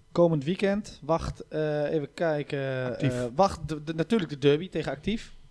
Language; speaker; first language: Dutch; native; Dutch